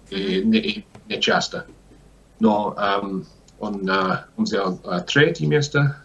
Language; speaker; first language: Russian; non-native, learner; English